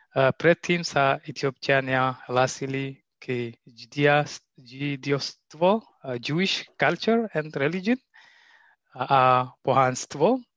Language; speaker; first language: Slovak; non-native, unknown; Tigrinya